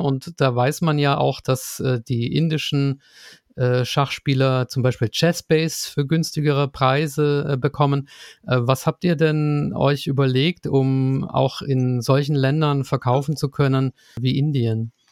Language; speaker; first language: German; native; German